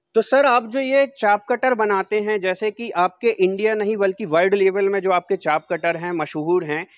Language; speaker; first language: Hindi; native; Hindi